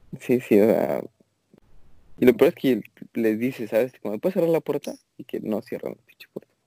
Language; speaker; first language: Spanish; native; Spanish